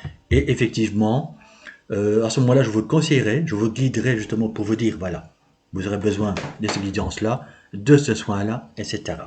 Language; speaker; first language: French; native; French